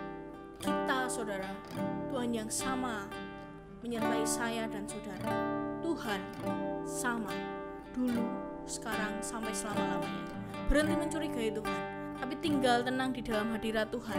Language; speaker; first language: Indonesian; native; Indonesian